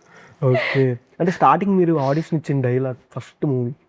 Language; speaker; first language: Telugu; native; Telugu